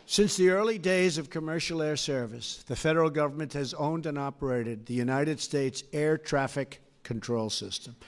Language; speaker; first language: English; native; English